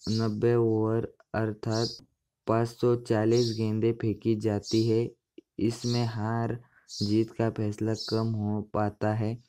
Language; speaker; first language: Hindi; non-native, local second language; Marathi